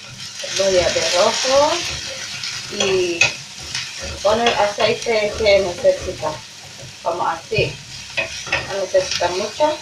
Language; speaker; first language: Spanish; non-native, learner; Indonesian